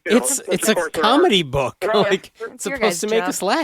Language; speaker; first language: English; native; English